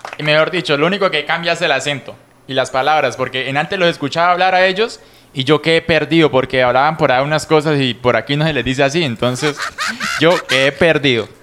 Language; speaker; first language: Spanish; native; Spanish